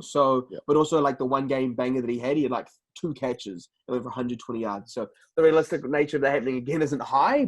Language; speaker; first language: English; native; English